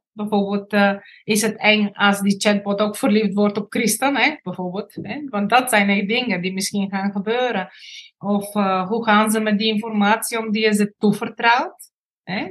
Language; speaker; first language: Dutch; non-native, fluent; Bulgarian